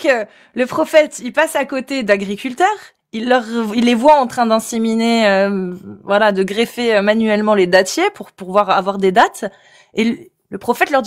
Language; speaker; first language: French; native; French